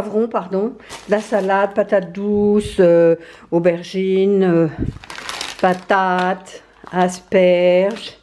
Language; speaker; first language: French; native; French